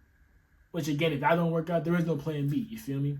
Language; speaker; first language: English; native; English